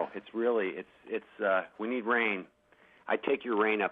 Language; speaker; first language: English; native; English